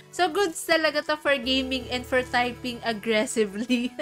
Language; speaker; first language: English; non-native, local second language; Filipino